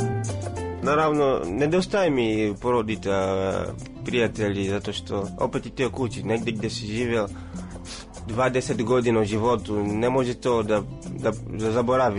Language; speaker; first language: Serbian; non-native, fluent; Swahili